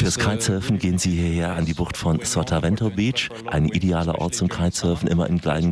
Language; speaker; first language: German; native; German